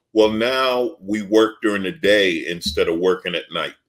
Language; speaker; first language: English; native; English